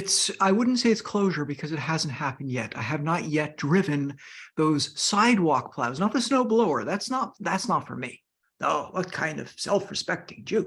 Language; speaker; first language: English; native; English